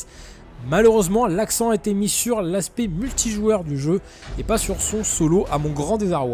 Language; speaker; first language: French; native; French